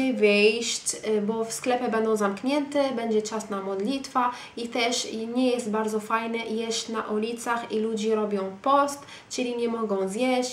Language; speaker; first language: Polish; non-native, fluent; Arabic